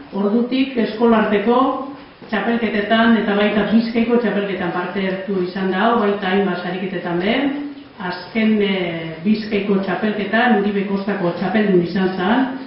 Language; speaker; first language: Basque; native; Basque